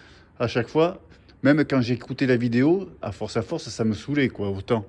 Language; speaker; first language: French; native; French